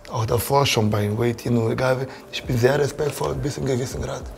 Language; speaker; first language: German; non-native, fluent; Portuguese